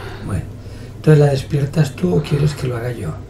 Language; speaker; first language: Spanish; native; Spanish